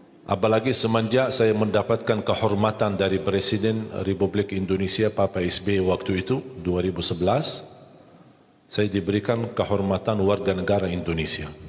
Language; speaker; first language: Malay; non-native, fluent; Arabic